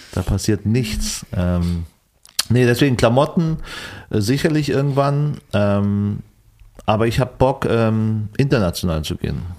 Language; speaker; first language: German; early bilingual, other home language; Vietnamese